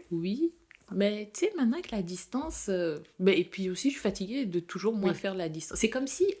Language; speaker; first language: French; native; French